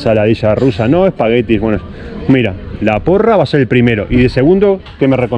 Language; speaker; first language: Spanish; native; Spanish